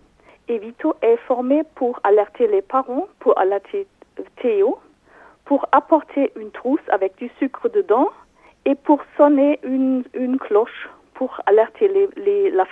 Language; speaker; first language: French; non-native, fluent; German